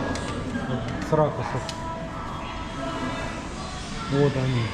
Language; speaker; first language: Russian; native; Russian